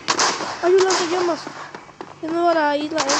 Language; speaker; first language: Spanish; native; Spanish